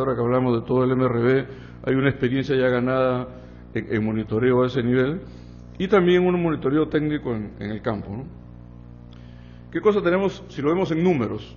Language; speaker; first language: Spanish; native; Spanish